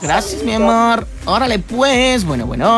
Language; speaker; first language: Spanish; native; Spanish